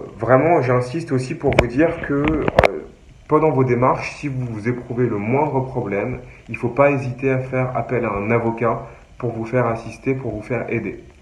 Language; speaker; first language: French; native; French